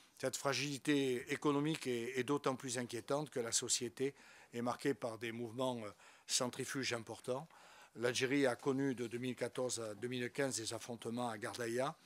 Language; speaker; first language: French; native; French